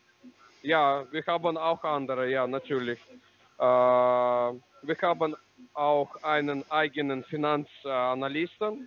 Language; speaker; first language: German; non-native, learner; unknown